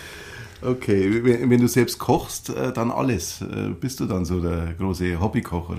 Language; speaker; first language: German; native; German